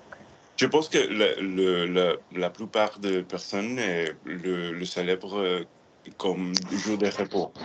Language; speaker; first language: French; non-native, learner; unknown